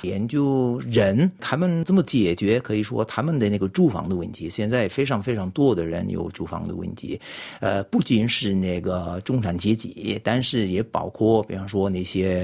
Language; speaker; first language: Chinese; non-native, fluent; French